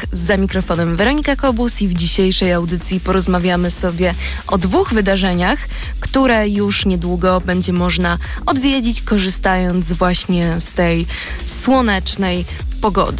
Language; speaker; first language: Polish; native; Polish